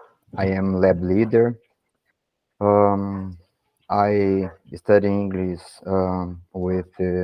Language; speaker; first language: English; non-native, learner; Portuguese